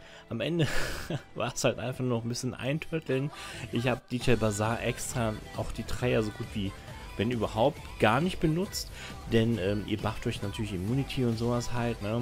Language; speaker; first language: German; native; German